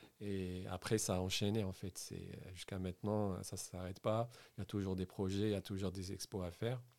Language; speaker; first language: French; non-native, local second language; Arabic